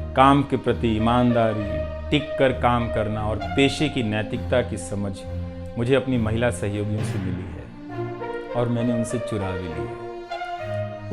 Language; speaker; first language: Hindi; non-native, local second language; Bhojpuri